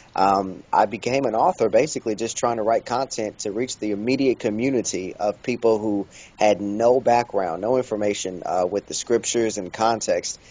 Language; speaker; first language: English; native; English